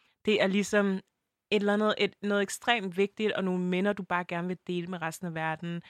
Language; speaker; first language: Danish; early bilingual, other home language; French